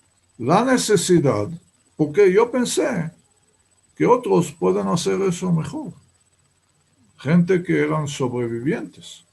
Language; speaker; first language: Spanish; non-native, fluent; Hebrew